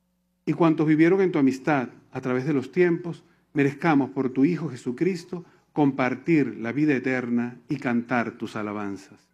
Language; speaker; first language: Spanish; native; Spanish